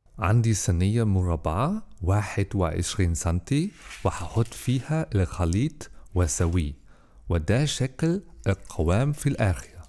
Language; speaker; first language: Egyptian Arabic; non-native, fluent; German